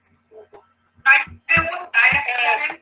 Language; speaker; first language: Spanish; native; Spanish